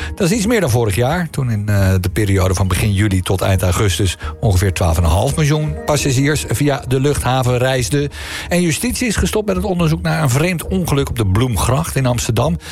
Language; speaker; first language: Dutch; native; Dutch